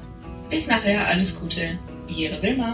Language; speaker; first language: German; native; German